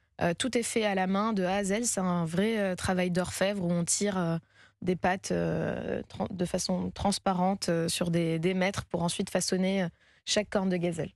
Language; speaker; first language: French; native; French